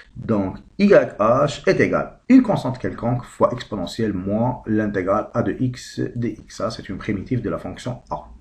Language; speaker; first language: French; non-native, local second language; Arabic